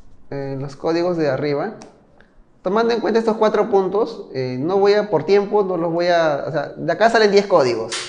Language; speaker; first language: Spanish; native; Spanish